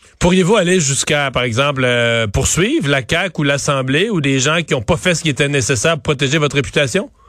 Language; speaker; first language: French; native; French